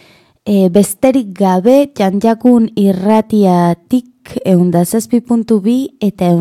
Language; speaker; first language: Basque; non-native, local second language; Spanish